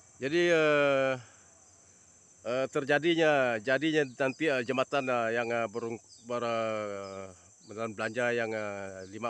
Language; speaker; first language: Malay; non-native, local second language; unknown